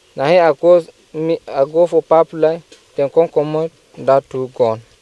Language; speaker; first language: Nigerian Pidgin; non-native, local second language; Fula